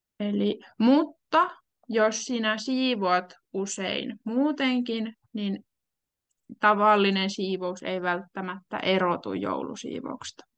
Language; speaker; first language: Finnish; native; Finnish